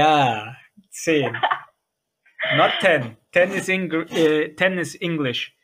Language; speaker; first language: English; non-native, fluent; German